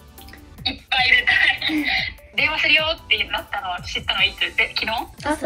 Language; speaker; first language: Japanese; native; Japanese